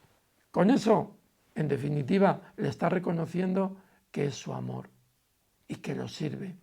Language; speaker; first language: Spanish; native; Spanish